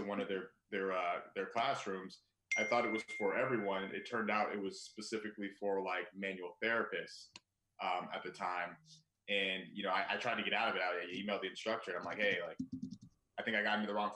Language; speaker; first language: English; native; English